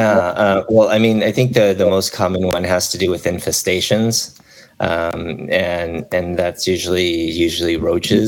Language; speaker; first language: English; native; English